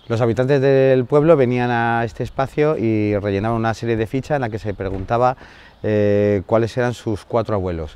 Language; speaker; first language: Spanish; native; Spanish